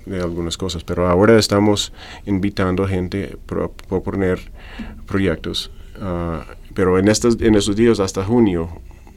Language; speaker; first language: Spanish; non-native, fluent; English